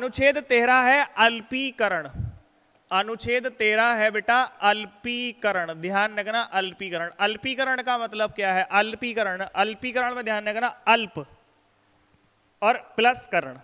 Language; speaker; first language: Hindi; native; Hindi